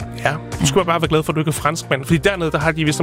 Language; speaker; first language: Danish; native; Danish